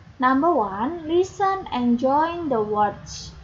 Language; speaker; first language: English; non-native, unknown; Indonesian